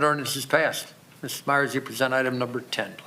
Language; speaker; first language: English; native; English